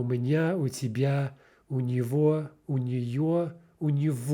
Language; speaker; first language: Russian; non-native, fluent; English